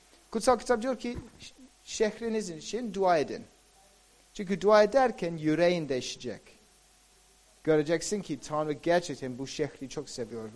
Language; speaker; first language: Turkish; non-native, fluent; English